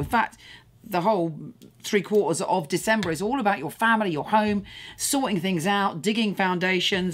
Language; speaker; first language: English; native; English